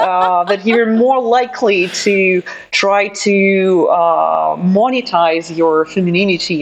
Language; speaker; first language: English; non-native, fluent; Russian